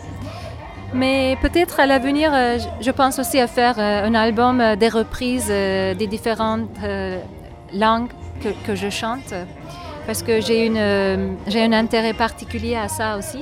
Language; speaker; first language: French; non-native, fluent; Turkish